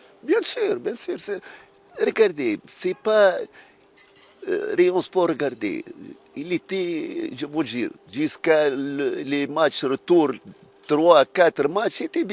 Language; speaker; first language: French; non-native, fluent; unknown